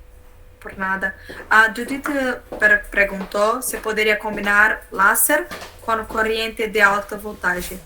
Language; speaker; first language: Spanish; non-native, learner; Portuguese